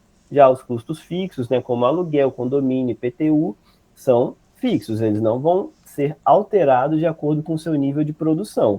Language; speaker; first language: Portuguese; native; Portuguese